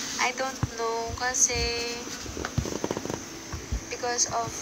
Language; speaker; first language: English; non-native, local second language; Filipino